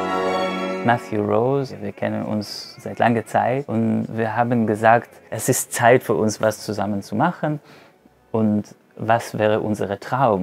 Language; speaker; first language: German; non-native, fluent; Hebrew